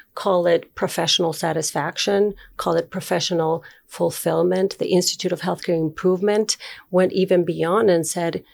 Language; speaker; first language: English; non-native, fluent; Spanish